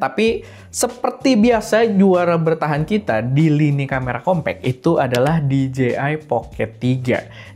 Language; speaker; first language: Indonesian; native; Indonesian